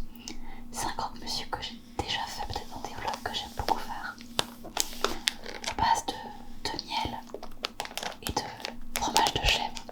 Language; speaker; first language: French; native; French